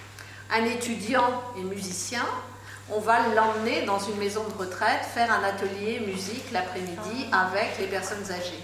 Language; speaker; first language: French; native; French